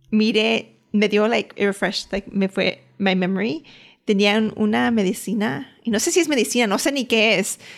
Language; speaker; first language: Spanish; early bilingual, heritage; Spanish